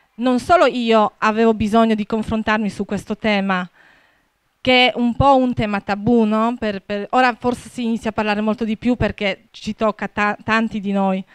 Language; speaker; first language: Italian; non-native, fluent; Polish